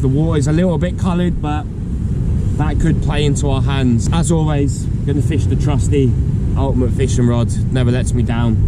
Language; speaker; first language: English; native; English